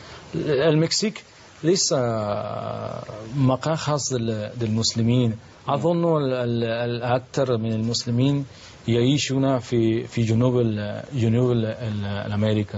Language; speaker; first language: Arabic; non-native, learner; Spanish